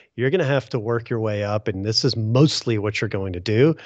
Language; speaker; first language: English; early bilingual, other home language; Hindi